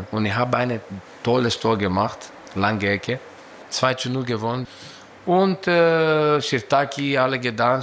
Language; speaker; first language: German; non-native, learner; Greek